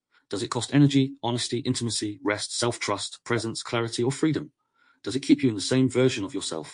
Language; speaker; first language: English; native; English